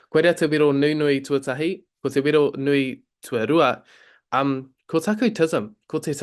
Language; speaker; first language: Māori; non-native, local second language; English